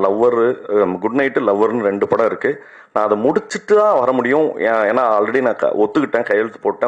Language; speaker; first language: Tamil; native; Tamil